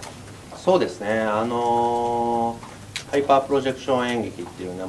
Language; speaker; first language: Japanese; native; Japanese